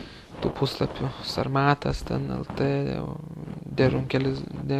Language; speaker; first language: Lithuanian; native; Lithuanian